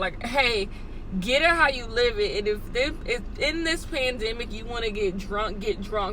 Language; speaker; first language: English; native; English